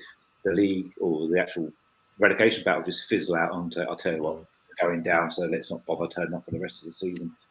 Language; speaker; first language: English; native; English